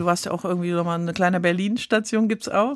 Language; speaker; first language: German; native; German